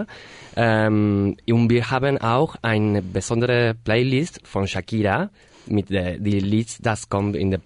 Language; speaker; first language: German; non-native, learner; Spanish